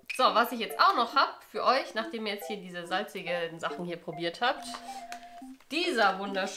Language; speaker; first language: German; native; German